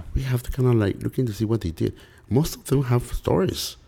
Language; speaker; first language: English; early bilingual, other home language; Spanish